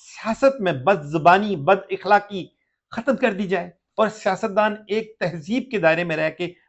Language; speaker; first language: Urdu; native; Urdu